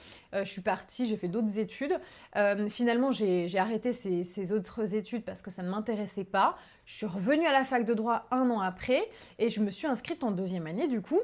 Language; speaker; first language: French; native; French